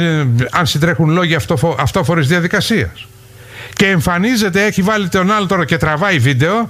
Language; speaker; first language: Greek; native; Greek